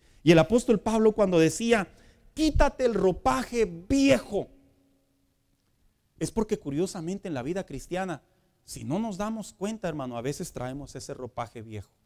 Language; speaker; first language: Spanish; native; Spanish